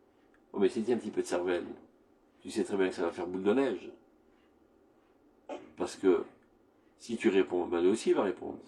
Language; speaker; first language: French; native; French